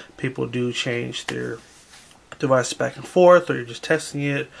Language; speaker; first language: English; native; English